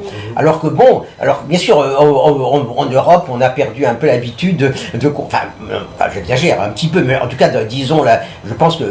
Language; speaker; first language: French; native; French